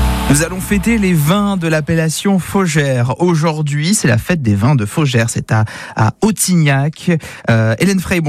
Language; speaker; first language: French; native; French